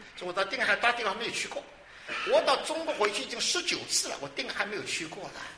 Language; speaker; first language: Chinese; non-native, local second language; Wu Chinese